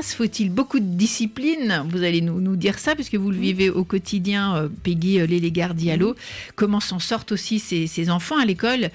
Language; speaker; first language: French; native; French